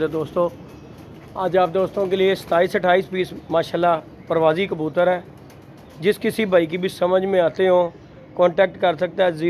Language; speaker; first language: Hindi; non-native, local second language; Punjabi